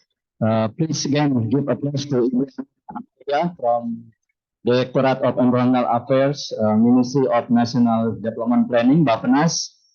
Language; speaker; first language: English; non-native, fluent; Indonesian